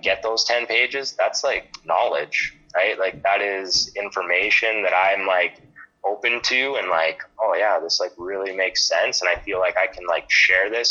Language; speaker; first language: English; native; English